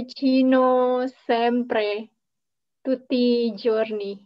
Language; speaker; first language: Italian; non-native, learner; Indonesian